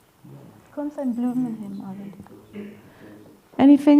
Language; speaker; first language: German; non-native, learner; English